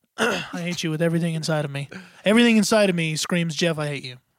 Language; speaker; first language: English; native; English